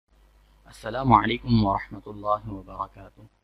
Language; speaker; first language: Arabic; non-native, fluent; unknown